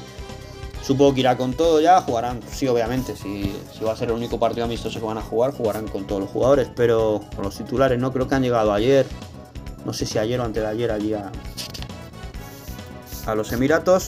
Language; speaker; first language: Spanish; native; Spanish